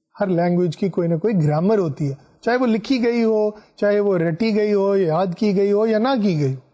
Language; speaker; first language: Urdu; non-native, local second language; Punjabi